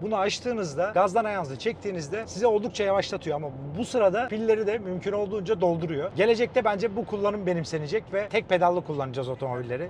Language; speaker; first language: Turkish; native; Turkish